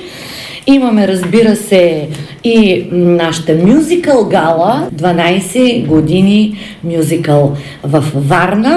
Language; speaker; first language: Bulgarian; native; Bulgarian